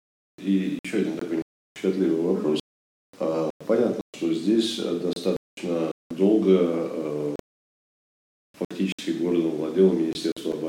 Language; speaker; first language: Russian; native; Russian